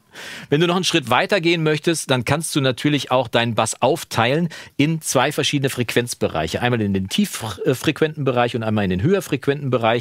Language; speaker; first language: German; native; German